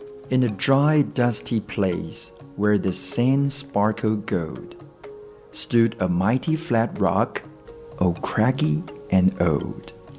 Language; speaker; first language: English; non-native, fluent; Chinese